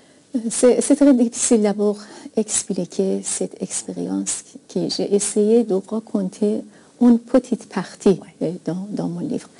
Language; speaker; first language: French; non-native, fluent; Persian